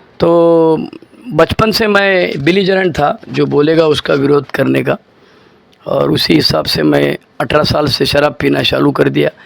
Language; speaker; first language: Hindi; non-native, local second language; Marathi